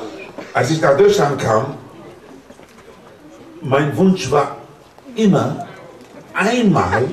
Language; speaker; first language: German; non-native, fluent; Spanish